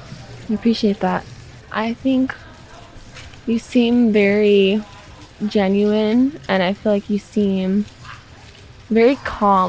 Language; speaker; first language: English; native; English